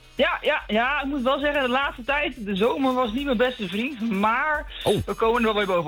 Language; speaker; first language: Dutch; native; Dutch